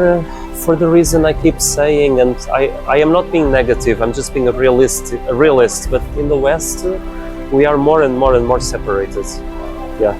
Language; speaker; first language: English; non-native, fluent; Portuguese